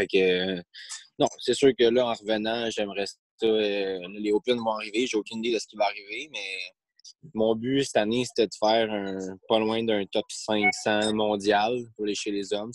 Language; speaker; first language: French; native; French